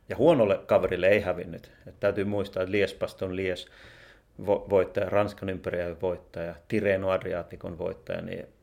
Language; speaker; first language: Finnish; native; Finnish